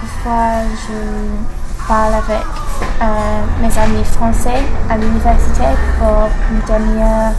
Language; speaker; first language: French; non-native, learner; English